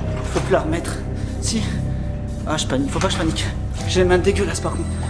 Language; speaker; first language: French; native; French